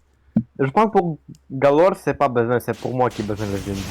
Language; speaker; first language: French; non-native, learner; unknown